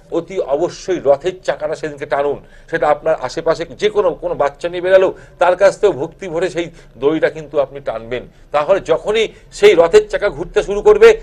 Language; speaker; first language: Bangla; native; Bangla